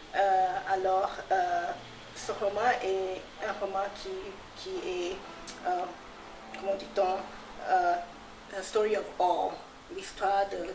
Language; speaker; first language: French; non-native, fluent; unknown